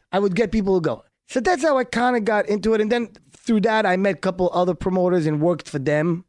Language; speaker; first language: English; early bilingual, other home language; Hebrew